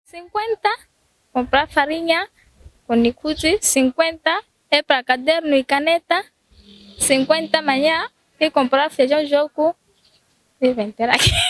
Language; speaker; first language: Portuguese; non-native, local second language; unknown